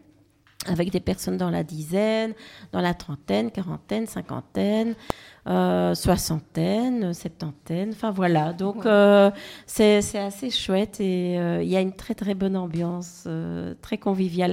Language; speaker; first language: French; native; French